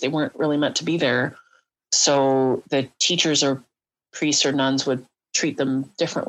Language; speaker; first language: English; native; English